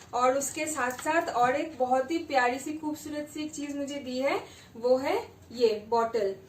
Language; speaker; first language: Hindi; native; Hindi